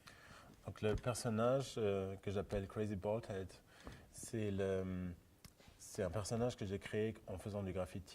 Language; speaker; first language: French; non-native, local second language; Luxembourgish